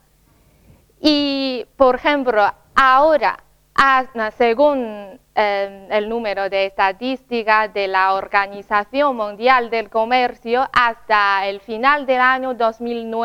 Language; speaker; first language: Spanish; non-native, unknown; Chinese